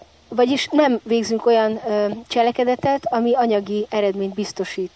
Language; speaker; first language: Hungarian; native; Hungarian